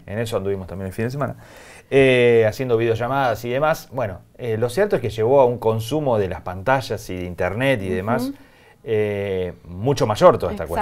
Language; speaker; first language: Spanish; native; Spanish